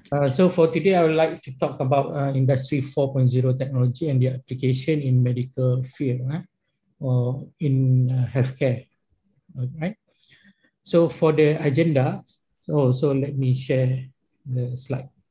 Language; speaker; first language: English; non-native, local second language; Malay